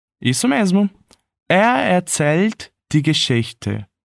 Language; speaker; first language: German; non-native, fluent; Portuguese